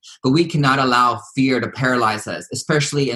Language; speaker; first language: English; native; English